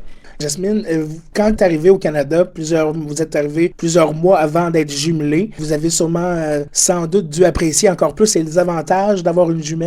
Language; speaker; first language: French; native; French